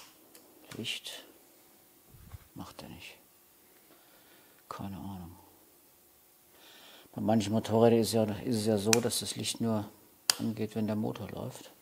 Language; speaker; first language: German; native; German